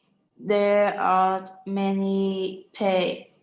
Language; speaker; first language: English; non-native, learner; Vietnamese